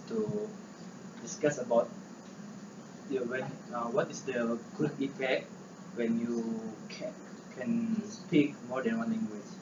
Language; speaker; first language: English; non-native, learner; Malay